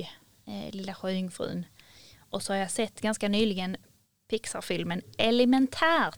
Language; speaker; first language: Swedish; native; Swedish